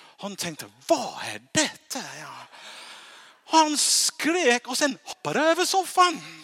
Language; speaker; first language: Swedish; non-native, fluent; English